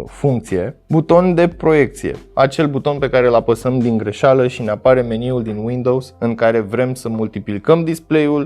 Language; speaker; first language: Romanian; native; Romanian